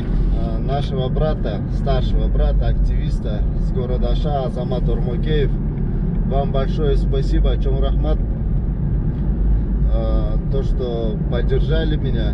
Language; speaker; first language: Russian; non-native, local second language; Kyrgyz